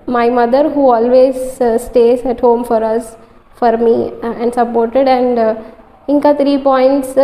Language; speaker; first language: English; non-native, local second language; Telugu